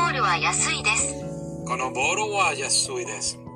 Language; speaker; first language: Japanese; non-native, learner; Spanish